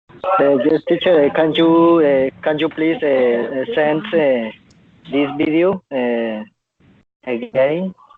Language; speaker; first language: English; non-native, learner; Spanish